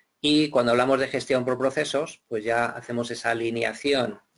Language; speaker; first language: Spanish; native; Spanish